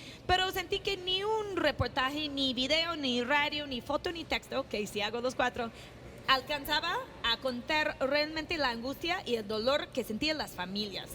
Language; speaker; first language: Spanish; non-native, fluent; English